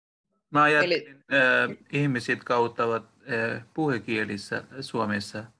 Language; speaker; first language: Finnish; non-native, learner; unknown